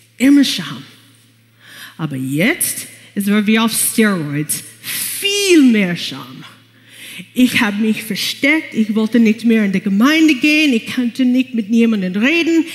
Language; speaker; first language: German; non-native, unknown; English